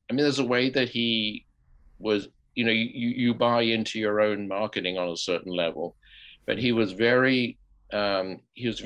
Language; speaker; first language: English; native; English